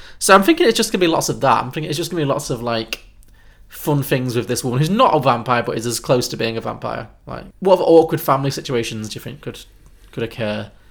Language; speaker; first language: English; native; English